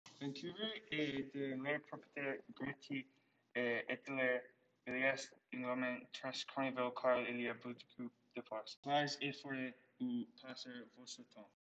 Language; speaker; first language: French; non-native, learner; English